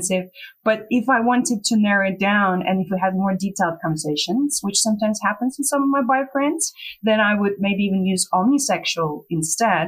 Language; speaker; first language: English; non-native, fluent; Russian